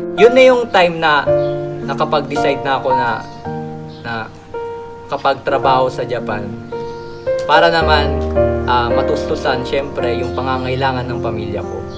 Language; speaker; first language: Filipino; native; Filipino